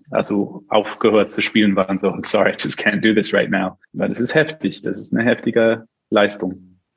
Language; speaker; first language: German; non-native, fluent; English